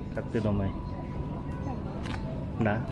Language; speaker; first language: Russian; non-native, learner; Filipino